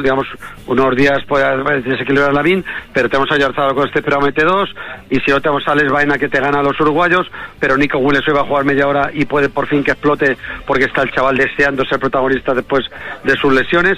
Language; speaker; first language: Spanish; native; Spanish